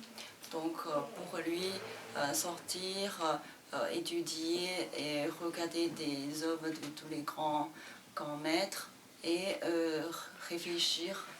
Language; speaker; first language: French; non-native, fluent; Chinese